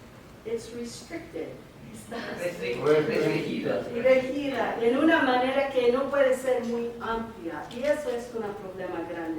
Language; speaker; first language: Spanish; early bilingual, heritage; English